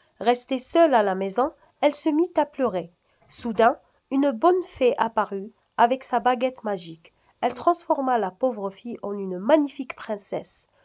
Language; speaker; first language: French; non-native, local second language; Arabic